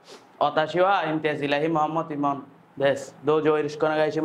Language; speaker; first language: Japanese; non-native, learner; Bangla